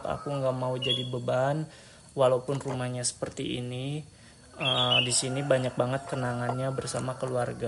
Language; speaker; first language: Indonesian; native; Indonesian